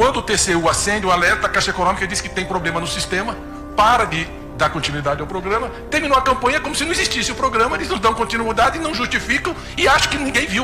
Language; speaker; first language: Portuguese; native; Portuguese